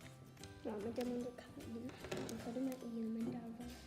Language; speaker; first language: Welsh; non-native, local second language; English